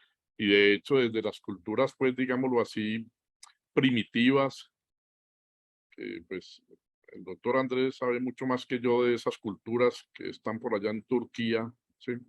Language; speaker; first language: Spanish; native; Spanish